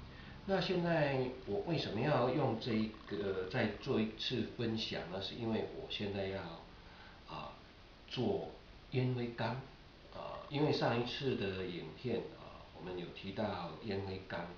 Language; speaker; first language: Chinese; native; Chinese